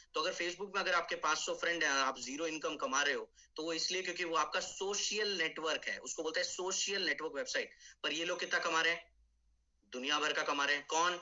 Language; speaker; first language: Hindi; native; Hindi